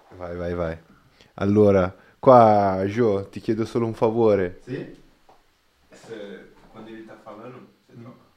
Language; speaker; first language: Italian; non-native, fluent; Portuguese